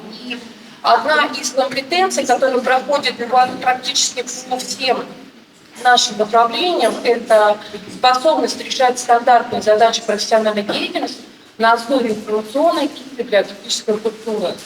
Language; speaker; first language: Russian; native; Russian